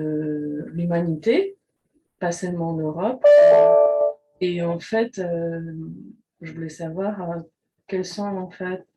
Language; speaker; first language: French; non-native, fluent; Polish